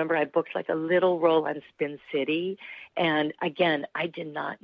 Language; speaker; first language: English; native; English